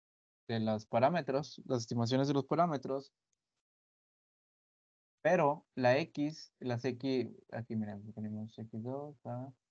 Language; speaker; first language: Spanish; native; Spanish